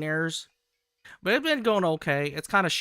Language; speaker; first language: English; native; English